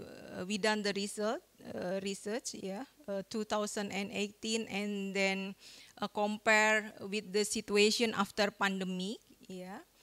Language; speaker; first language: English; non-native, fluent; Indonesian